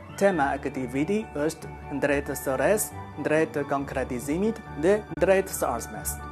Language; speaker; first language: Albanian; non-native, fluent; Chinese